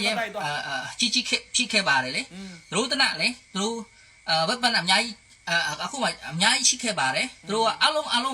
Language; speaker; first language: Burmese; non-native, learner; Khmer